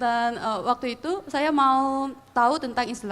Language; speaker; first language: Indonesian; non-native, fluent; Korean